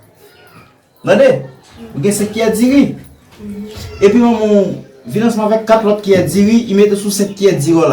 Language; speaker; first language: French; non-native, local second language; Haitian Creole